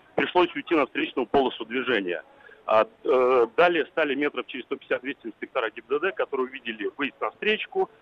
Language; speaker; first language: Russian; native; Russian